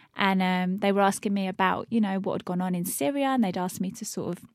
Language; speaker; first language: English; native; English